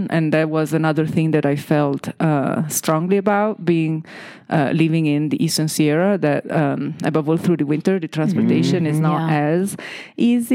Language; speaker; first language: English; non-native, fluent; Italian